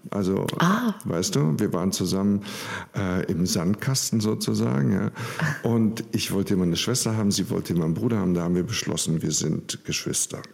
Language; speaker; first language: German; native; German